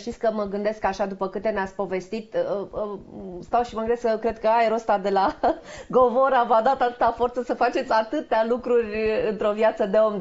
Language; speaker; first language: Romanian; native; Romanian